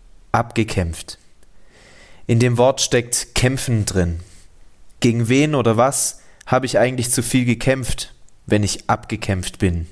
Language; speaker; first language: German; native; German